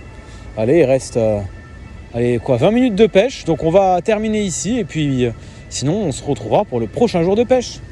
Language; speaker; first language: French; native; French